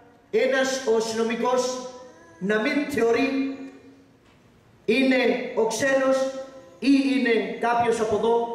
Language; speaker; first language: Greek; non-native, learner; Urdu